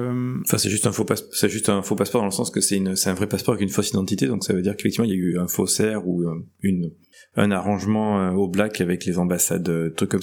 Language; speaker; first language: French; native; French